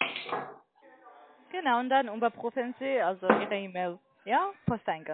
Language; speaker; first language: German; non-native, learner; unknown